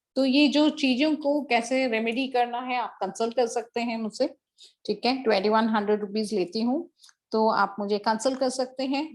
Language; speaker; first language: Hindi; non-native, local second language; Tamil